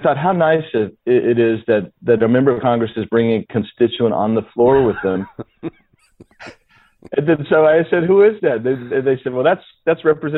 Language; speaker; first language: English; native; English